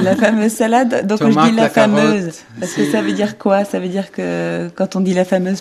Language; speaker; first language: French; native; French